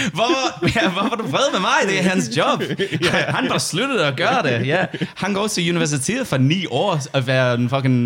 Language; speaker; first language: Danish; non-native, learner; English